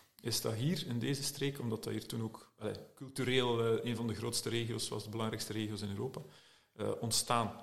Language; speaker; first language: Dutch; native; Dutch